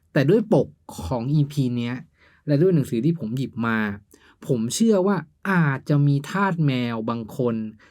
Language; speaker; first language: Thai; native; Thai